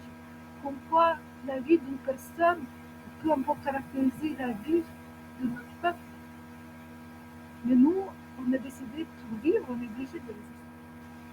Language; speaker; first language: French; non-native, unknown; Ukrainian